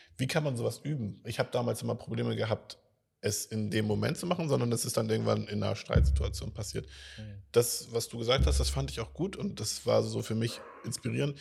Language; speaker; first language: German; native; German